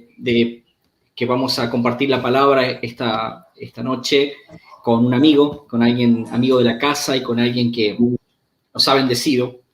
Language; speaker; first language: Spanish; native; Spanish